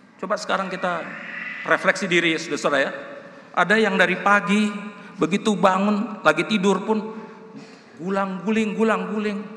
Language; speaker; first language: Indonesian; native; Indonesian